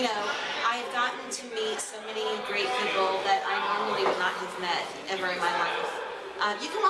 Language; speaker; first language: English; native; English